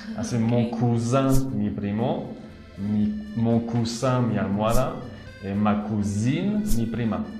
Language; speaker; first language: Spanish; non-native, fluent; French